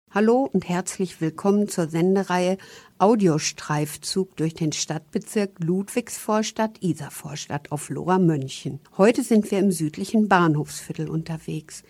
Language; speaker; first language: German; native; German